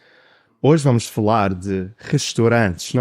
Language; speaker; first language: Portuguese; non-native, fluent; English